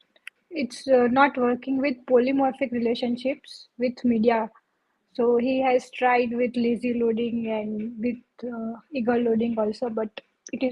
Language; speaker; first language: English; non-native, local second language; Gujarati